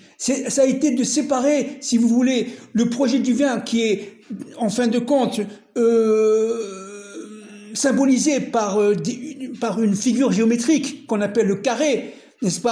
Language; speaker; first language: French; native; French